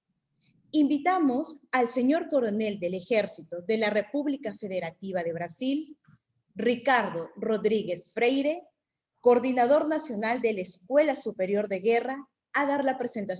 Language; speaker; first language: Spanish; native; Spanish